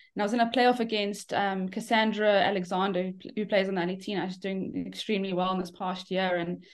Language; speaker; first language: English; native; English